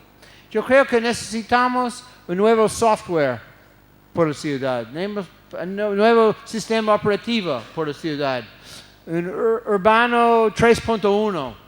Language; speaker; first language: Spanish; non-native, fluent; English